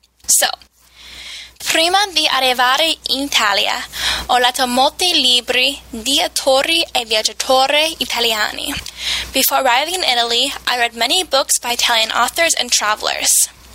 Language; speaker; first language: Italian; non-native, fluent; English